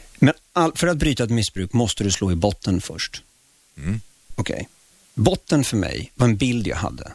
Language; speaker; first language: Swedish; early bilingual, other home language; Spanish